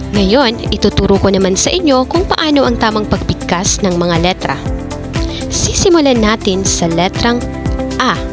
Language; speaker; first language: Filipino; non-native, local second language; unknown